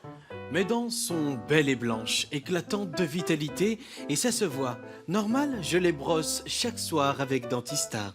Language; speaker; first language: French; native; French